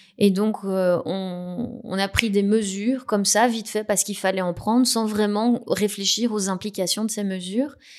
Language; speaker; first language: French; native; French